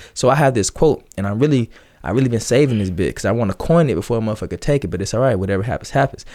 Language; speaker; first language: English; native; English